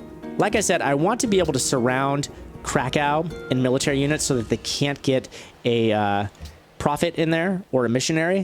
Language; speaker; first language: English; native; English